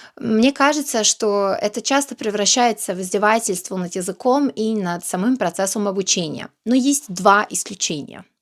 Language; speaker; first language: Russian; non-native, fluent; Serbian